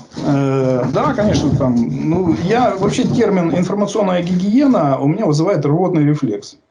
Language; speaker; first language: Russian; native; Russian